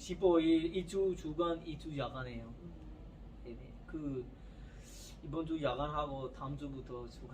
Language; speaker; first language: Korean; non-native, learner; Urdu